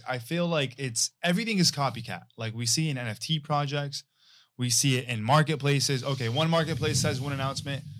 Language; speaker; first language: English; non-native, fluent; Arabic